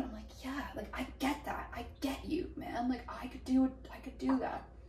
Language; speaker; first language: English; native; English